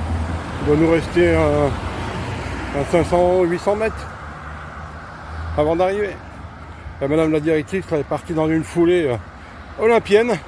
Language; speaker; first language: French; native; French